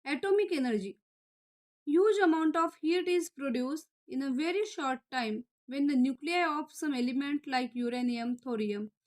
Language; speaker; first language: English; non-native, local second language; Marathi